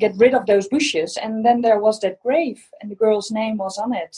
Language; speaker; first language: English; non-native, fluent; Dutch